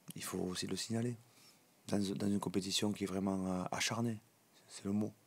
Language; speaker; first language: French; native; French